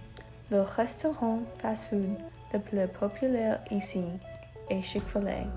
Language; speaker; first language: French; non-native, learner; English